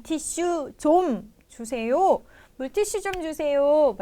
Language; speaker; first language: Korean; non-native, fluent; Indonesian